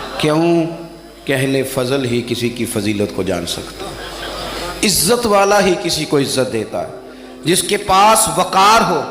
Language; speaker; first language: Urdu; non-native, local second language; Punjabi